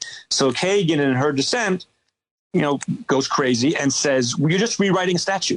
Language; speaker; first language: English; native; English